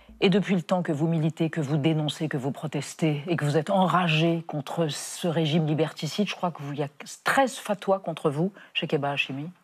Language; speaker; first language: French; native; French